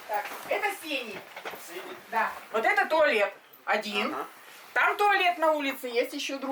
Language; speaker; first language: Russian; native; Russian